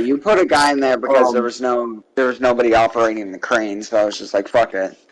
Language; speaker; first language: English; native; English